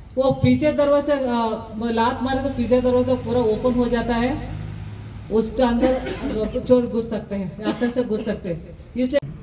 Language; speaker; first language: Hindi; non-native, local second language; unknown